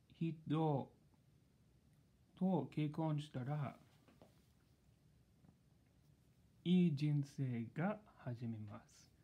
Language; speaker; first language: Japanese; non-native, learner; English